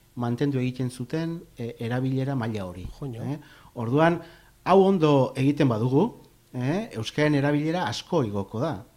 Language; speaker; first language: Basque; native; Basque